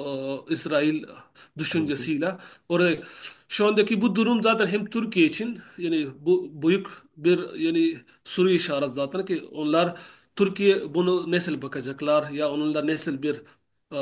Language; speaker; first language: Turkish; non-native, learner; Urdu